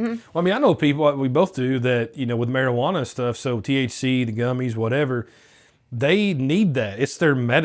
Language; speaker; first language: English; native; English